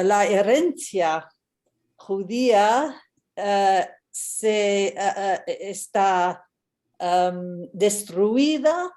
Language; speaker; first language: Spanish; non-native, fluent; English